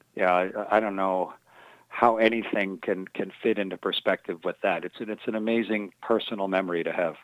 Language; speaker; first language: English; native; English